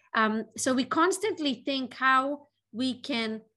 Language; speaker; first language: English; non-native, fluent; Hebrew